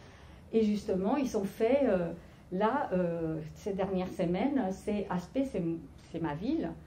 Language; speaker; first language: French; non-native, fluent; Spanish